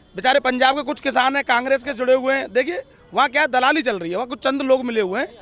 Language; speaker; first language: Hindi; native; Hindi